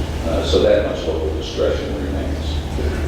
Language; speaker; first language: English; native; English